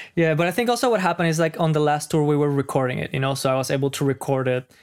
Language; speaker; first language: English; non-native, fluent; Spanish